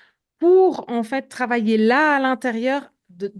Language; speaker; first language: French; native; French